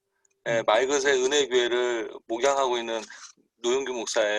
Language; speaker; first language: Korean; native; Korean